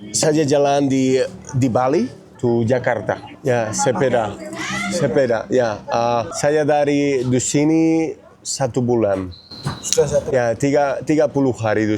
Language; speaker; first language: Indonesian; non-native, learner; Spanish